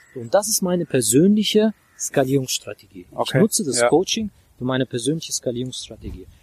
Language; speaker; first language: German; non-native, fluent; Russian